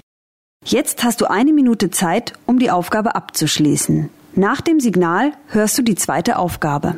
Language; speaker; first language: German; native; German